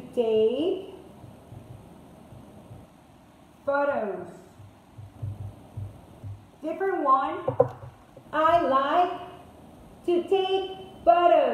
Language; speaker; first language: English; non-native, fluent; Spanish